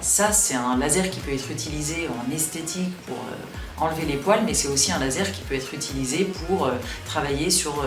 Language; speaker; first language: French; native; French